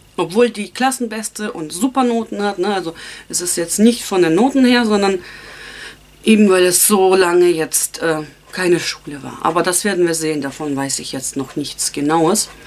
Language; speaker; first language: German; non-native, fluent; Russian